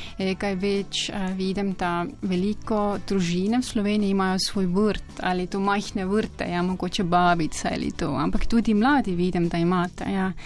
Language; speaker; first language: Slovenian; non-native, learner; Estonian